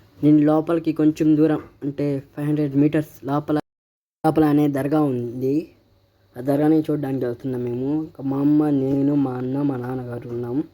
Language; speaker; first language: Telugu; non-native, local second language; Urdu